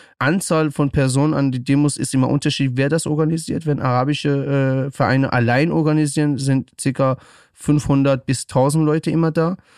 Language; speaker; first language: German; early bilingual, other home language; Persian